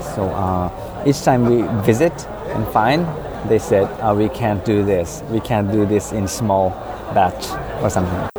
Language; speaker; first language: English; non-native, fluent; Japanese